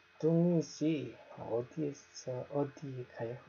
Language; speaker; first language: Korean; non-native, learner; Nepali